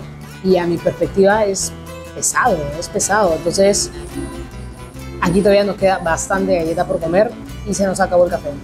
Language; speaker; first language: Spanish; native; Spanish